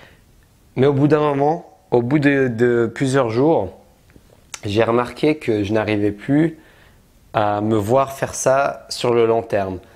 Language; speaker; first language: French; native; French